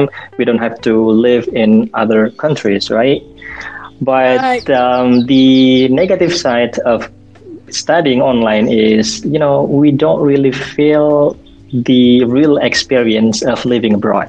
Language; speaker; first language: English; non-native, fluent; Indonesian